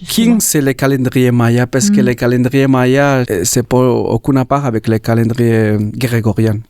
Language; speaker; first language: French; non-native, learner; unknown